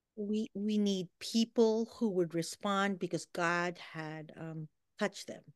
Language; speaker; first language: English; non-native, local second language; Filipino